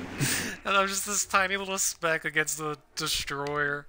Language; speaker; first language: English; native; English